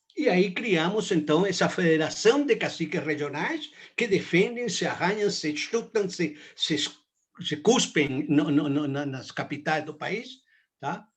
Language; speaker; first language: Portuguese; non-native, fluent; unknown